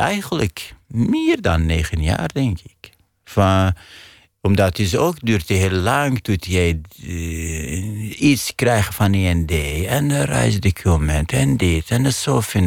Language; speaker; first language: Dutch; non-native, fluent; Arabic